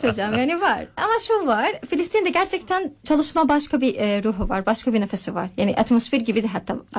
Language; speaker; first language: Turkish; non-native, learner; Arabic